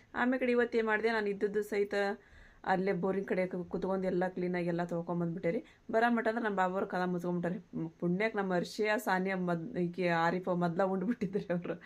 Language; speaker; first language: Kannada; non-native, local second language; Urdu